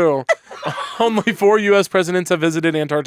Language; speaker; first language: English; native; English